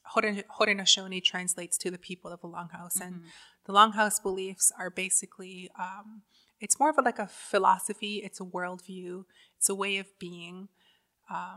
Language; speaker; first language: English; native; English